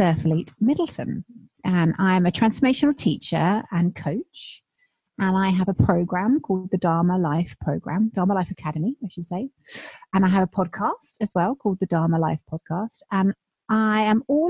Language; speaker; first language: English; native; English